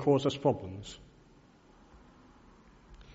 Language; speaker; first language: English; native; English